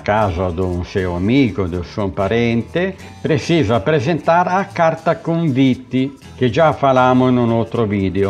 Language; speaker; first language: Portuguese; non-native, learner; Italian